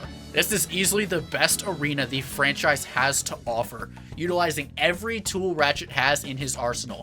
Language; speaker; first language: English; native; English